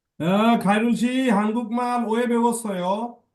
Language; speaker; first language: Korean; non-native, fluent; Bangla